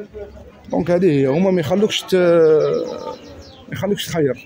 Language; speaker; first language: Arabic; native; Arabic